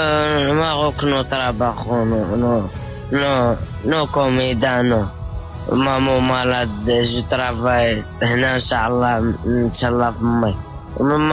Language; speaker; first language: Spanish; non-native, learner; Arabic